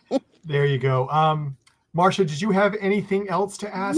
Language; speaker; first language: English; native; English